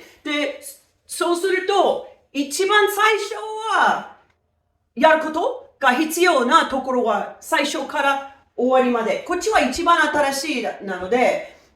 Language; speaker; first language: Japanese; non-native, fluent; English